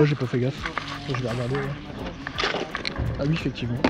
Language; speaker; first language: French; native; French